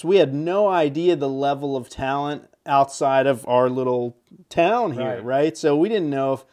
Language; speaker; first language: English; native; English